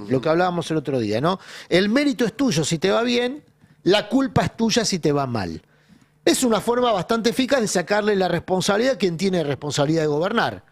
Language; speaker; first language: Spanish; native; Spanish